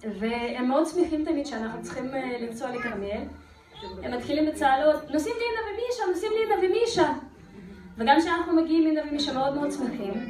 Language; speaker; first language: Hebrew; non-native, fluent; Russian